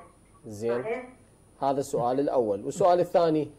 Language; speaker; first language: Arabic; native; Arabic